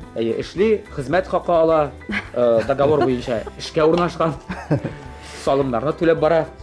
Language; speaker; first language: Tatar; native; Tatar